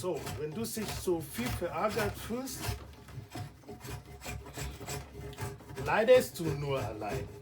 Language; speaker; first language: German; non-native, learner; Igbo